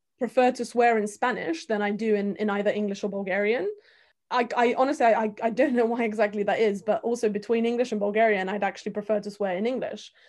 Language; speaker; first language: English; early bilingual, other home language; Bulgarian